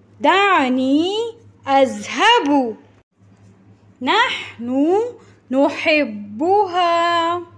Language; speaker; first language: Arabic; non-native, fluent; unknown